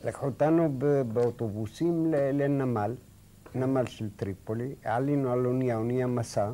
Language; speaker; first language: Hebrew; non-native, fluent; Arabic